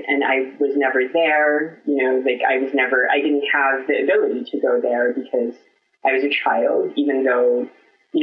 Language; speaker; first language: English; non-native, local second language; Filipino